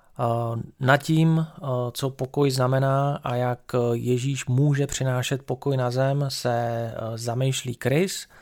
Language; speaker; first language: Czech; native; Czech